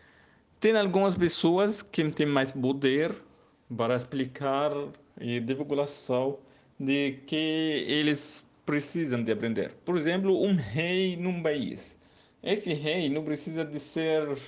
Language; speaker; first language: Portuguese; non-native, learner; Arabic